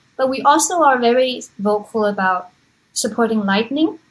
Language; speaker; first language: English; non-native, fluent; Chinese